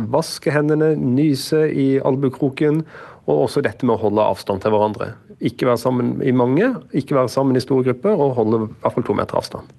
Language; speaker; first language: Norwegian; native; Norwegian